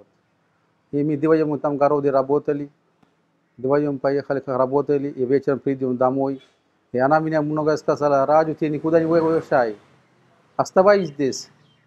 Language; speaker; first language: Russian; non-native, learner; Sinhala